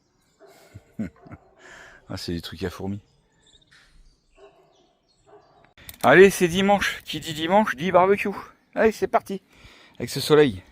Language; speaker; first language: French; native; French